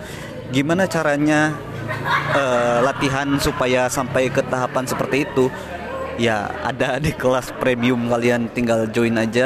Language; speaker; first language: Indonesian; native; Indonesian